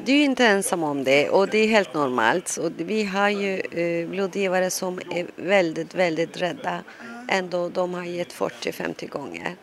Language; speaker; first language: Swedish; non-native, local second language; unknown